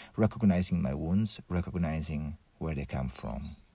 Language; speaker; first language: English; early bilingual, other home language; Italian